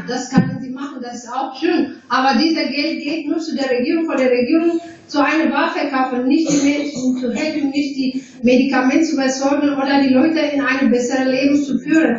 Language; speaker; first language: German; non-native, fluent; Tigrinya